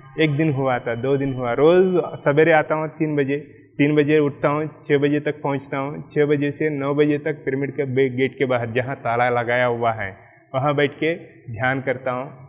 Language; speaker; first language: Hindi; non-native, local second language; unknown